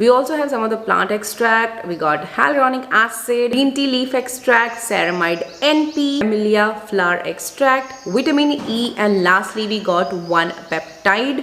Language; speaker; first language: English; non-native, local second language; Hindi